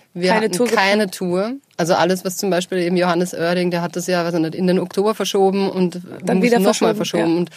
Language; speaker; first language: German; native; German